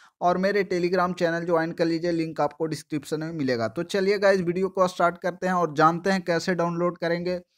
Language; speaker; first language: Hindi; native; Hindi